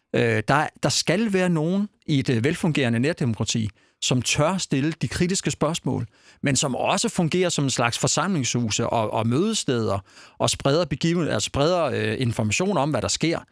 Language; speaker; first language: Danish; native; Danish